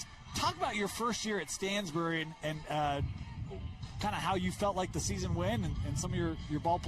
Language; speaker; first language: English; native; English